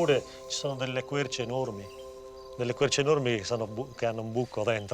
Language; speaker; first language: Italian; native; Italian